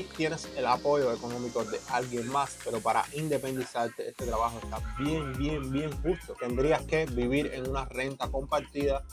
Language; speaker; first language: Spanish; native; Spanish